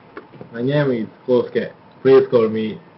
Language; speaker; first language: English; non-native, learner; Japanese